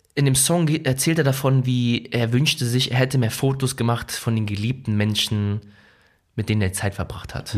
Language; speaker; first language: German; early bilingual, other home language; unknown